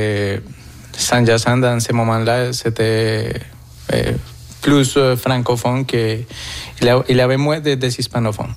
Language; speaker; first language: French; non-native, fluent; Spanish